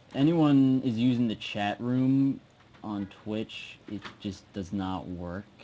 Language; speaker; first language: English; native; English